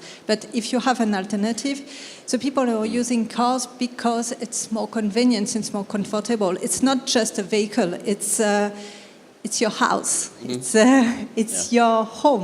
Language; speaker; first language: English; non-native, fluent; French